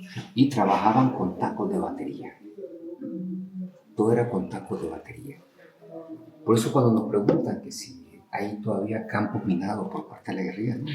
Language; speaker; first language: Spanish; native; Spanish